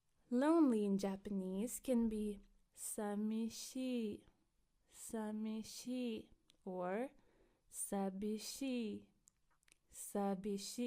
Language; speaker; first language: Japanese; non-native, fluent; English